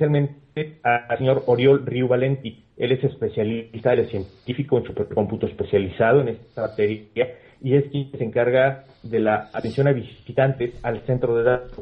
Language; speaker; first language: Spanish; native; Spanish